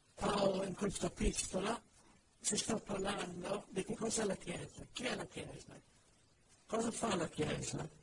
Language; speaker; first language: Italian; non-native, fluent; English